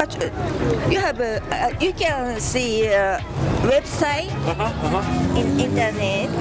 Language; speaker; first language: English; non-native, learner; Japanese